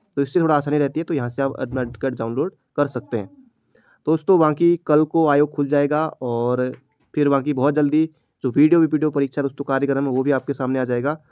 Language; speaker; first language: Hindi; native; Hindi